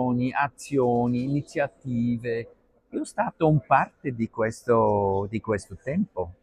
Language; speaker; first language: Italian; non-native, learner; Arabic